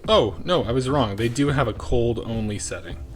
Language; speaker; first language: English; native; English